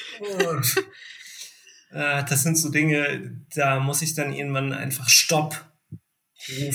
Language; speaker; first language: German; native; German